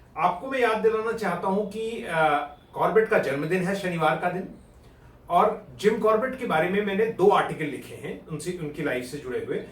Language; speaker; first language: Hindi; native; Hindi